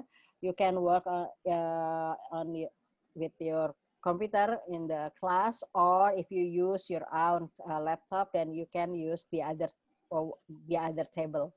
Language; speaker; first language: English; non-native, fluent; Indonesian